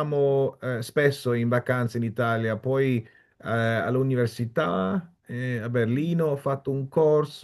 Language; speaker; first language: Italian; non-native, fluent; German